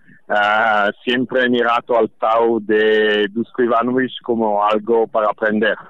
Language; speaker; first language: Spanish; non-native, fluent; Italian